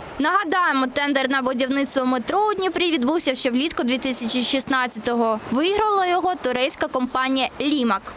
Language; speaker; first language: Ukrainian; native; Ukrainian